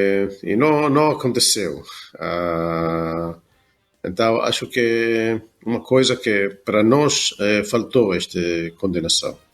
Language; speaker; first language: Portuguese; non-native, fluent; Hebrew